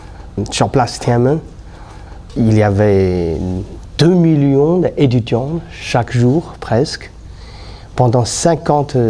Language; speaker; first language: French; non-native, learner; Chinese